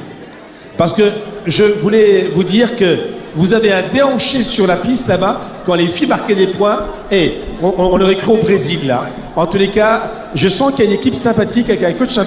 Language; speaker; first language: French; native; French